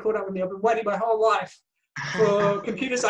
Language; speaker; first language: English; native; English